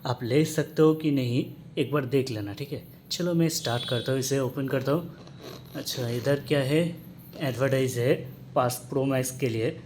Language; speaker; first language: Hindi; non-native, local second language; Bangla